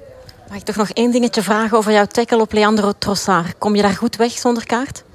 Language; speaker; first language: Dutch; native; Dutch